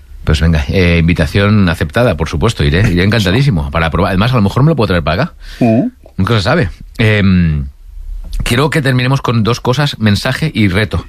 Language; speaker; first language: Spanish; native; Spanish